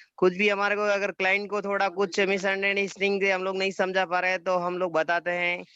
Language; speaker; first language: Hindi; native; Hindi